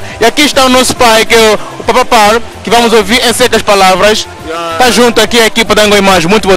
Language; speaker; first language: Portuguese; non-native, local second language; Kongo